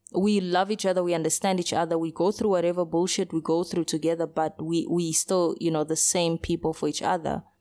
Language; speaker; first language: English; early bilingual, other home language; Portuguese